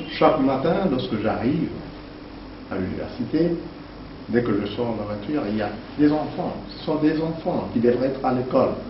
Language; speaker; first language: French; non-native, local second language; Luba-Lulua